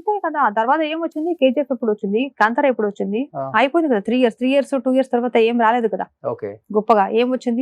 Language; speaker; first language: Telugu; non-native, local second language; Kannada